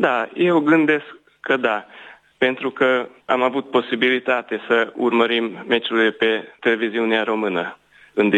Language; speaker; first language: Romanian; non-native, local second language; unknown